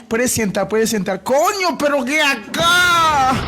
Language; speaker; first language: Spanish; non-native, learner; Haitian Creole